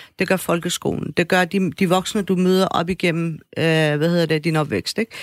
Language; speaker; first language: Danish; early bilingual, other home language; Persian